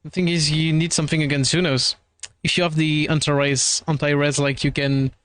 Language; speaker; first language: English; non-native, fluent; French